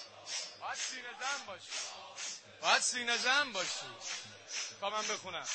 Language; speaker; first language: Persian; native; Persian